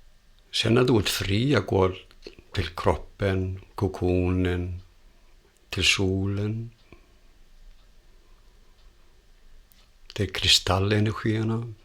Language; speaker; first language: Swedish; non-native, fluent; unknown